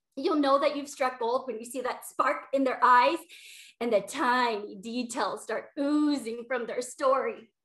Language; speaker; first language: English; native; English